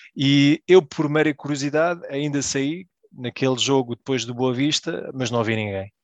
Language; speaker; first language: Portuguese; early bilingual, heritage; Portuguese